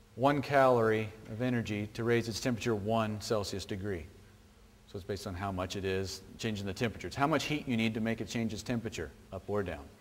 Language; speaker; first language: English; native; English